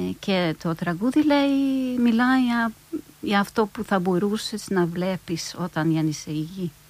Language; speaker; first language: Greek; non-native, fluent; Norwegian